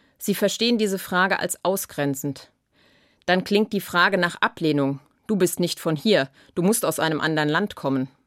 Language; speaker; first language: German; native; German